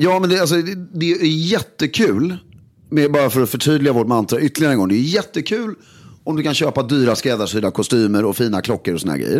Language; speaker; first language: Swedish; native; Swedish